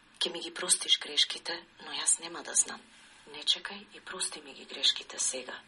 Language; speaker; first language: Macedonian; native; Macedonian